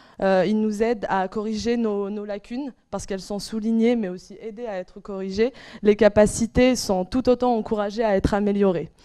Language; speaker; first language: French; non-native, local second language; Arabic